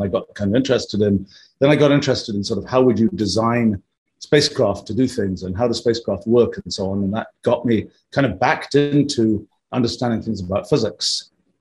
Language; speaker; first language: English; native; English